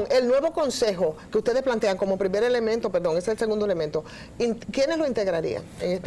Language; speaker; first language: Spanish; native; Spanish